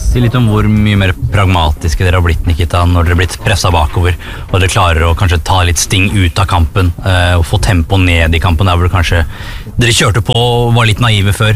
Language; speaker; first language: Norwegian; native; Norwegian